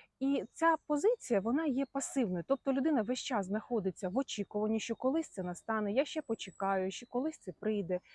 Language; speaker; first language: Ukrainian; non-native, local second language; Russian